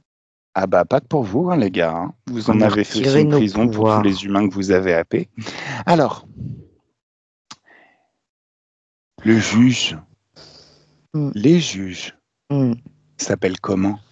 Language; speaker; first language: French; native; French